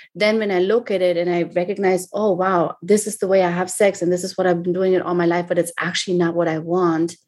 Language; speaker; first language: English; non-native, fluent; German